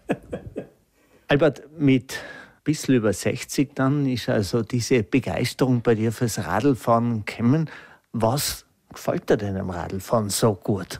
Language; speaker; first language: German; native; German